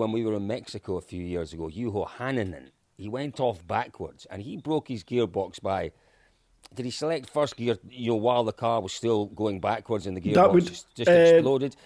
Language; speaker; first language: English; native; English